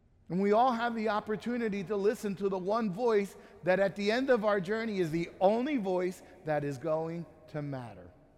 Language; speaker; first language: English; native; English